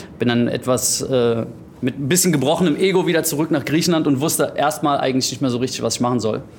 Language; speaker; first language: German; early bilingual, heritage; German